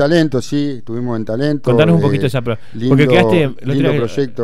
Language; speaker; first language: Spanish; native; Spanish